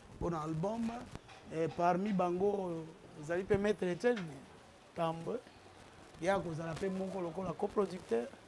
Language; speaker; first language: Lingala; native; Lingala